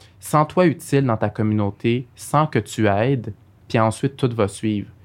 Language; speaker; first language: French; early bilingual, other home language; Arabic